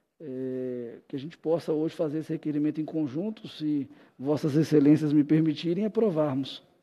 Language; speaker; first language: Portuguese; native; Portuguese